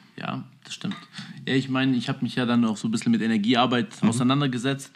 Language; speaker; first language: German; early bilingual, other home language; Albanian